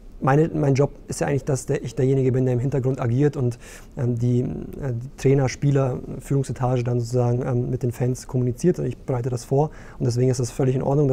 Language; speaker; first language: German; early bilingual, other home language; Romanian